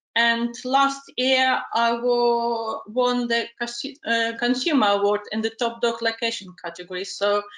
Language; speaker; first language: English; non-native, fluent; Ukrainian